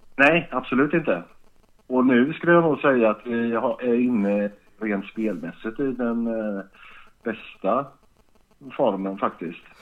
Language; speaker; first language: Swedish; native; Swedish